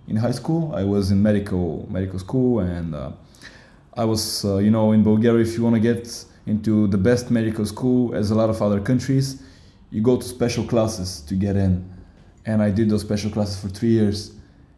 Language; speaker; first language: English; non-native, fluent; Bulgarian